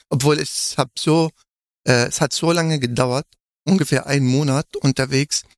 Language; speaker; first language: German; non-native, fluent; Arabic